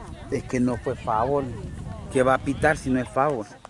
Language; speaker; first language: Spanish; native; Spanish